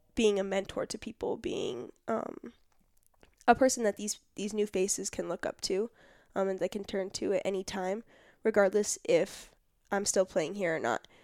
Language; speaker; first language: English; native; English